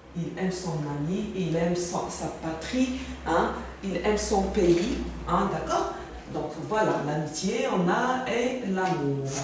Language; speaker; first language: French; non-native, local second language; Arabic